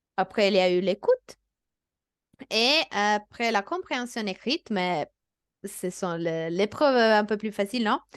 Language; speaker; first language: French; non-native, fluent; Italian